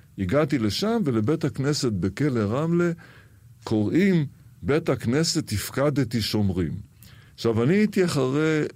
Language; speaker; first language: Hebrew; early bilingual, other home language; Arabic